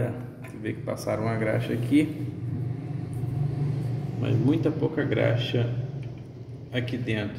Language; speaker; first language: Portuguese; native; Portuguese